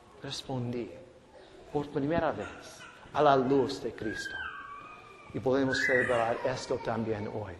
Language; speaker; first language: Spanish; non-native, fluent; English